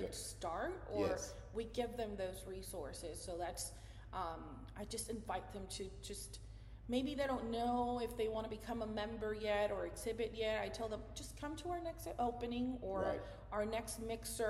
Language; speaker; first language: English; non-native, fluent; Spanish